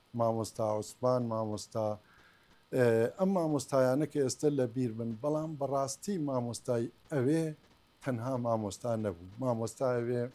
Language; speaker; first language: Central Kurdish; non-native, local second language; Gurani